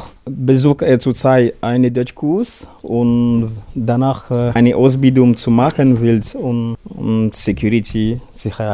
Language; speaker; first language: German; non-native, learner; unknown